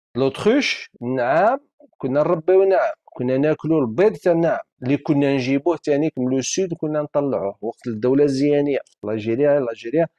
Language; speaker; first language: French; non-native, local second language; Arabic